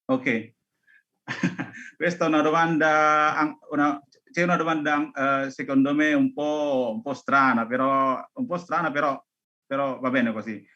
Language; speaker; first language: Italian; non-native, learner; Indonesian